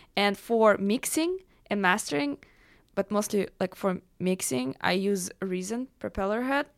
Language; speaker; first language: English; non-native, fluent; Russian